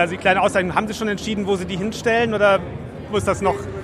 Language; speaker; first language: German; native; German